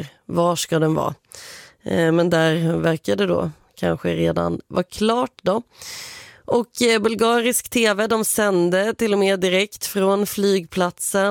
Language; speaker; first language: Swedish; native; Swedish